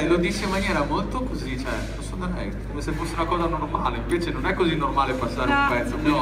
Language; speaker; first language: Italian; native; Italian